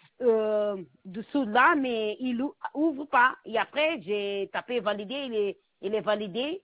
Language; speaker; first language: French; non-native, learner; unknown